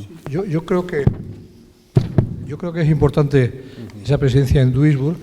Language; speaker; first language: Spanish; native; Spanish